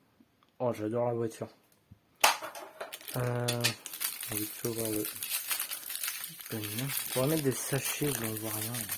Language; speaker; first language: French; native; French